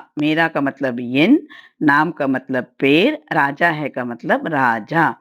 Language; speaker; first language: Hindi; non-native, local second language; Tamil